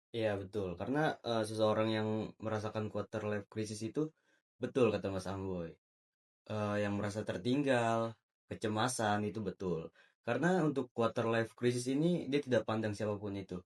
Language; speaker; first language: Indonesian; native; Indonesian